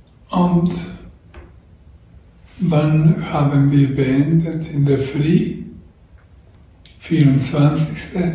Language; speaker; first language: German; non-native, learner; Croatian